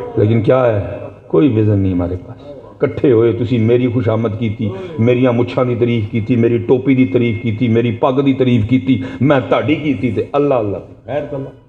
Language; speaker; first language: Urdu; non-native, local second language; Northern Hindko